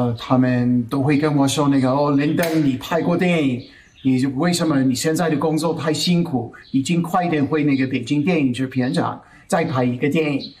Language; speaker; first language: Chinese; non-native, fluent; English